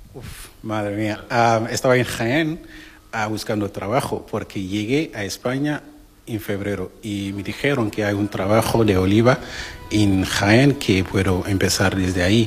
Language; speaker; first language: Spanish; non-native, learner; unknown